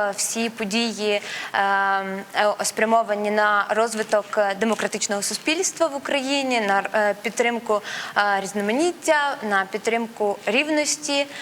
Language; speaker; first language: Ukrainian; non-native, local second language; Russian